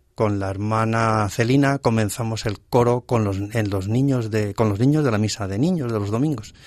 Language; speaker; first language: Spanish; native; Spanish